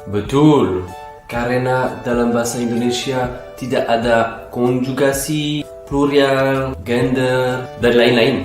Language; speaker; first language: Indonesian; non-native, learner; French